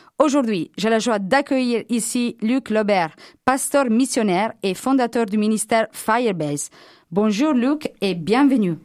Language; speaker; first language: French; non-native, fluent; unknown